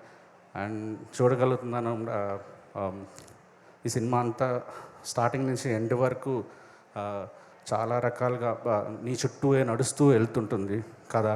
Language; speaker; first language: Telugu; native; Telugu